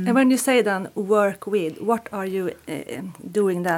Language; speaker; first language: English; non-native, fluent; Swedish